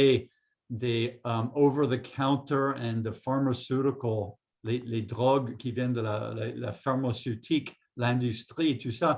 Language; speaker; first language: French; non-native, fluent; English